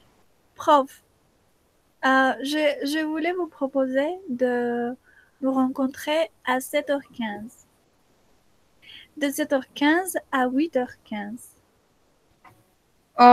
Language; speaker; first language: French; non-native, fluent; Spanish